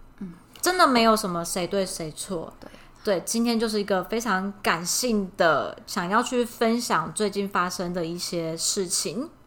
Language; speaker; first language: Chinese; native; Chinese